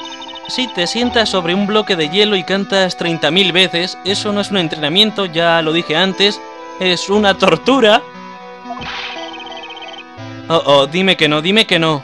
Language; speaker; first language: Spanish; native; Spanish